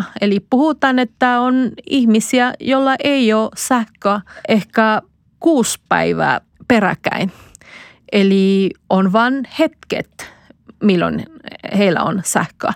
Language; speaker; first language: Finnish; non-native, fluent; Spanish